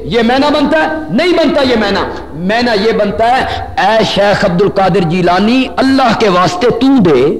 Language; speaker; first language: Urdu; non-native, local second language; Punjabi